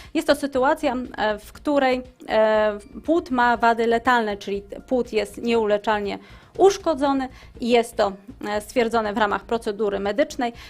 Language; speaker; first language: Polish; native; Polish